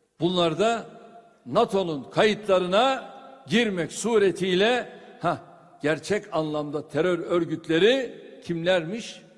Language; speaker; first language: Turkish; native; Turkish